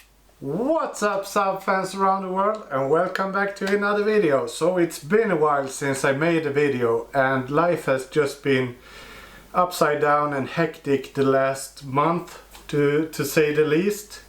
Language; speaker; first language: English; non-native, fluent; Swedish